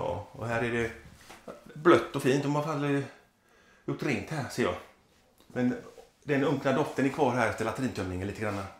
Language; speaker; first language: Swedish; native; Swedish